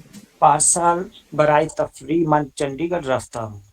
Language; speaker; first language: Persian; non-native, learner; Urdu